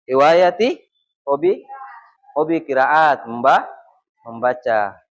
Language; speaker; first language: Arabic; non-native, fluent; Indonesian